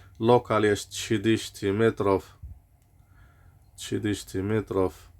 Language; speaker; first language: Polish; non-native, learner; Arabic